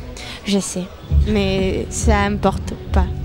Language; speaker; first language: French; non-native, learner; Spanish